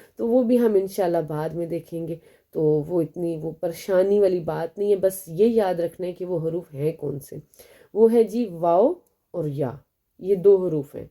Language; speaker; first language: Urdu; native; Urdu